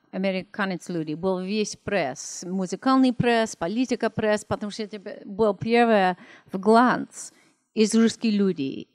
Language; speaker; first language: Russian; non-native, fluent; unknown